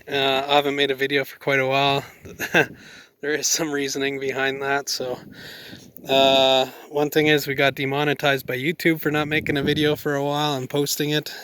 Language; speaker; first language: English; native; English